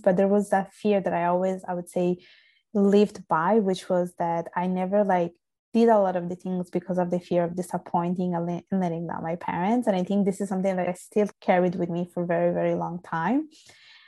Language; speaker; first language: English; non-native, fluent; Italian